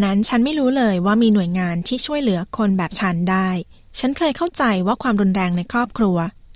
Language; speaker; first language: Thai; native; Thai